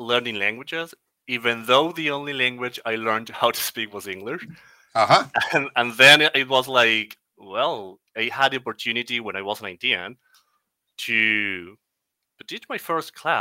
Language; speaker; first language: English; non-native, fluent; Spanish